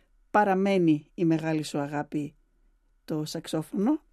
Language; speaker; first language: Greek; native; Greek